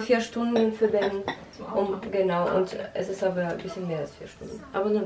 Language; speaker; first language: German; non-native, fluent; Russian